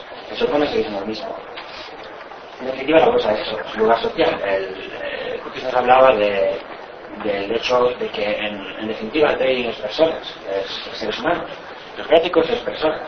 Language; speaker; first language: Spanish; native; Spanish